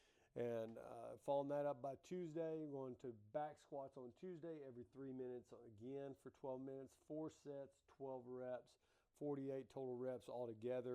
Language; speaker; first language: English; native; English